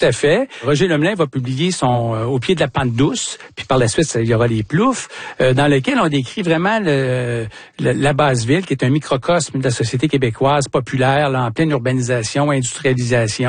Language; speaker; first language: French; native; French